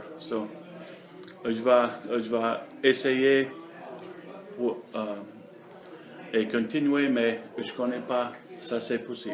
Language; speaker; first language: French; non-native, learner; English